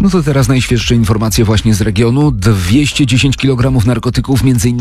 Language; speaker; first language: Polish; native; Polish